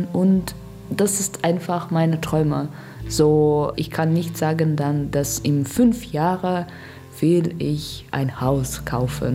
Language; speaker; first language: German; non-native, learner; Russian